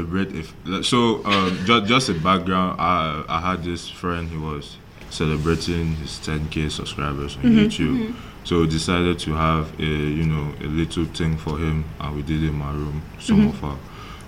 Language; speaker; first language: English; non-native, local second language; French